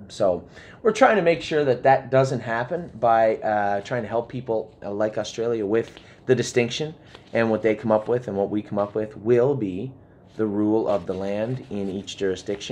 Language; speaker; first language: English; native; English